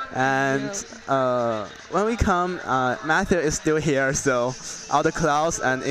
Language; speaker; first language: English; non-native, learner; Chinese